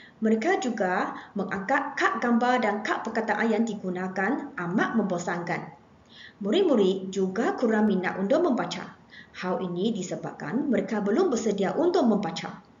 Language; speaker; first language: Malay; non-native, local second language; Chinese